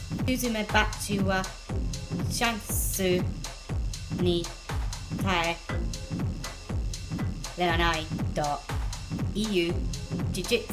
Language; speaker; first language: Japanese; non-native, learner; English